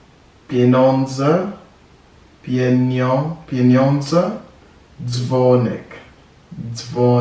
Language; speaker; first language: Polish; non-native, learner; English